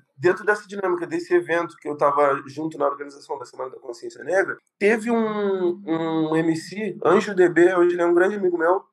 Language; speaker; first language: Portuguese; native; Portuguese